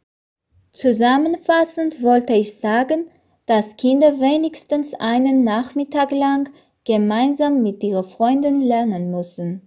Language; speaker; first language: German; non-native, learner; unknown